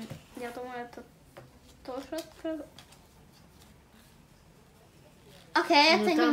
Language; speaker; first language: Russian; early bilingual, heritage; Russian